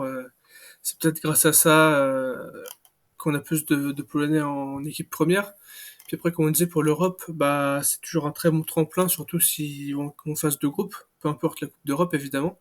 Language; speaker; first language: French; native; French